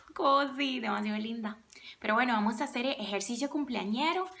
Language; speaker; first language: Spanish; native; Spanish